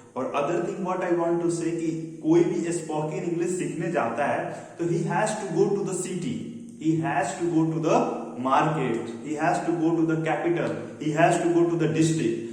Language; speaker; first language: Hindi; non-native, local second language; Bhojpuri